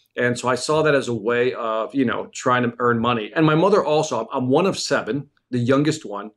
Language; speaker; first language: English; early bilingual, other home language; Spanish